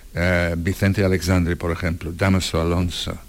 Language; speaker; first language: Spanish; non-native, fluent; English